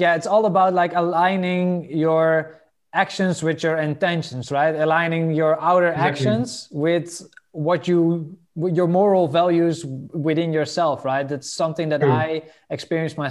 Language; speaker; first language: English; non-native, fluent; Dutch